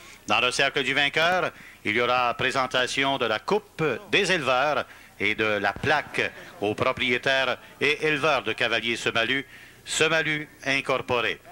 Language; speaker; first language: French; native; French